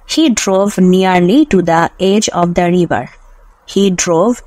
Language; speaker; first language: English; non-native, local second language; Bangla